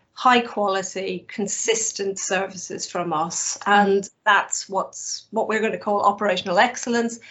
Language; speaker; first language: English; native; English